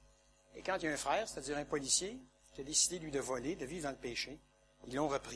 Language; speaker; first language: French; native; French